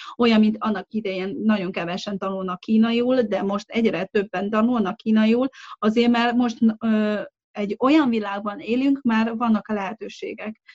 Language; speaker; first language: Hungarian; non-native, fluent; Chinese